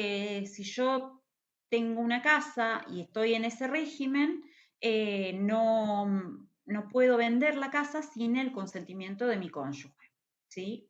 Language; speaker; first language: Spanish; native; Spanish